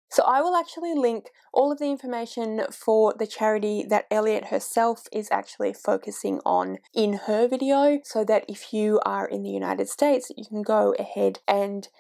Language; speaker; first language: English; native; English